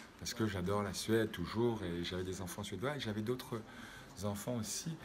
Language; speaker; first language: French; native; French